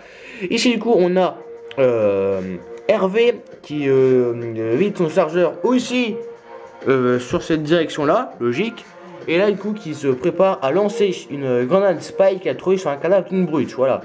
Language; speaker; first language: French; native; French